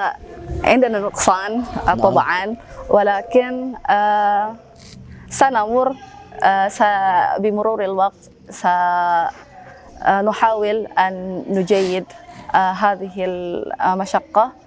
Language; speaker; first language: Arabic; non-native, fluent; Indonesian